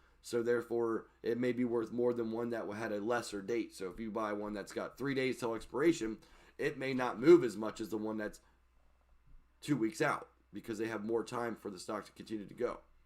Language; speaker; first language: English; native; English